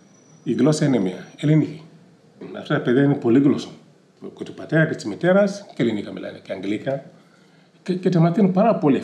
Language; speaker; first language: Greek; early bilingual, other home language; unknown